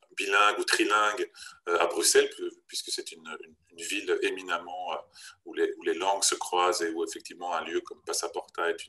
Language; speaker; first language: French; native; French